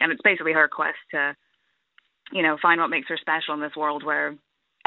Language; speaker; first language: English; native; English